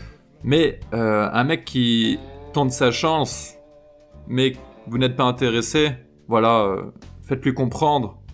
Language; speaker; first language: French; native; French